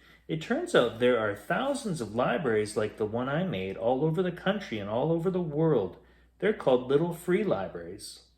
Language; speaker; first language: English; native; English